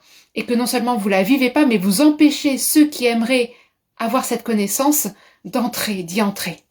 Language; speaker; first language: French; native; French